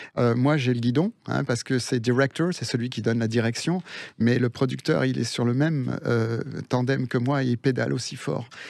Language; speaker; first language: French; early bilingual, other home language; Spanish